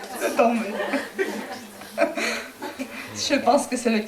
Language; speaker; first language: French; non-native, learner; Spanish